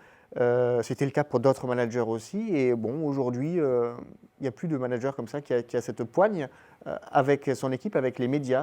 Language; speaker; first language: French; native; French